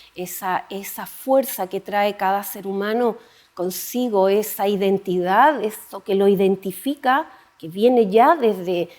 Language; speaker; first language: Spanish; native; Spanish